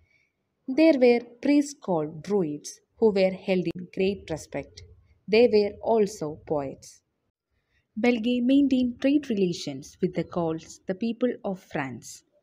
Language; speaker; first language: English; non-native, local second language; Malayalam